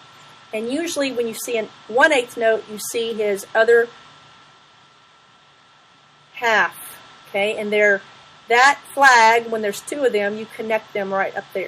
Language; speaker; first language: English; native; English